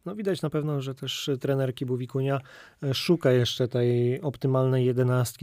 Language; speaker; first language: Polish; native; Polish